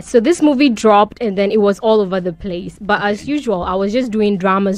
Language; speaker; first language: English; non-native, local second language; Akan